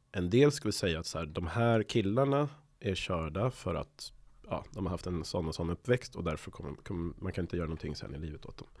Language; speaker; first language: Swedish; native; Swedish